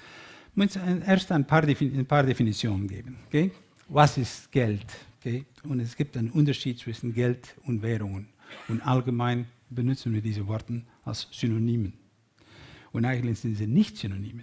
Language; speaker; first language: German; non-native, learner; Dutch